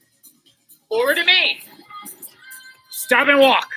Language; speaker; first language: English; native; English